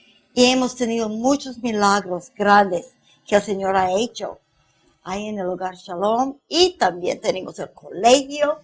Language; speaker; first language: Spanish; non-native, fluent; English